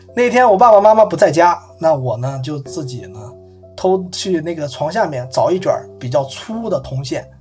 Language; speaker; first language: Chinese; native; Chinese